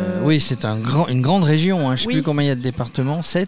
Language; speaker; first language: French; native; French